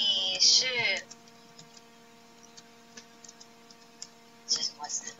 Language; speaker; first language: Chinese; non-native, learner; Indonesian